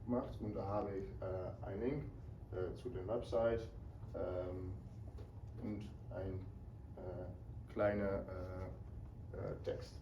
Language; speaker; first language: German; non-native, learner; Dutch